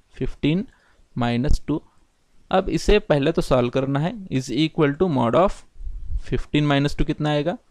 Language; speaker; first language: Hindi; non-native, local second language; Marathi